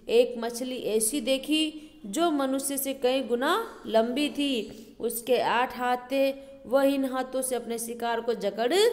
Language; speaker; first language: Hindi; native; Hindi